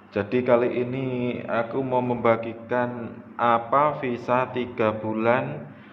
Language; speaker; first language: Indonesian; native; Indonesian